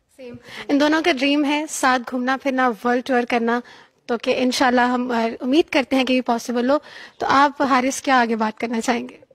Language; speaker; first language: Urdu; native; Urdu